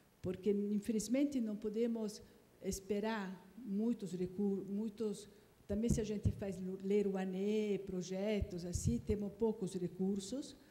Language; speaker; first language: Portuguese; non-native, fluent; Italian